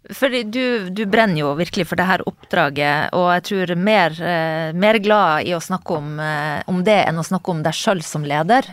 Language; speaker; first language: Norwegian; native; Norwegian